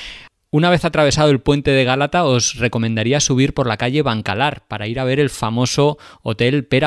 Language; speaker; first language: Spanish; native; Spanish